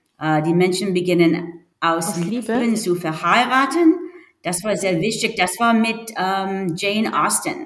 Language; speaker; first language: German; non-native, learner; English